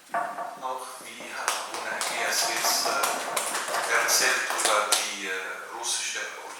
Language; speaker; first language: German; non-native, learner; Arabic